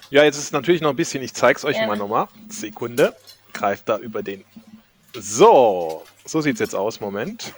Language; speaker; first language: German; native; German